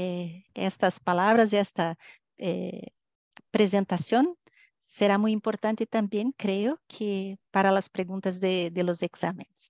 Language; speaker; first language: Spanish; non-native, fluent; Portuguese